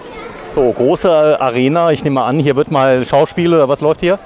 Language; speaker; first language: German; native; German